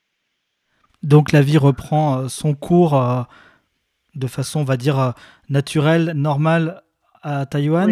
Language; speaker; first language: French; native; French